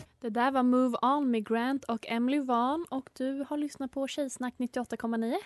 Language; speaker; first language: Swedish; native; Swedish